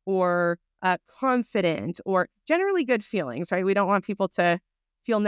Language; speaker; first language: English; native; English